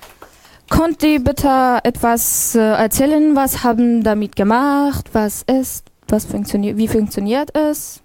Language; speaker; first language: German; non-native, learner; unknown